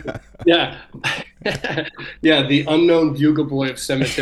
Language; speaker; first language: English; native; English